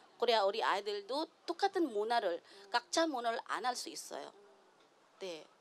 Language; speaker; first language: Korean; non-native, fluent; Filipino